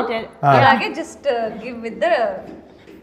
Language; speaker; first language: Telugu; non-native, learner; Kannada